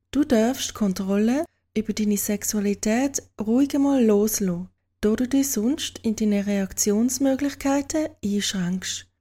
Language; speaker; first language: German; native; German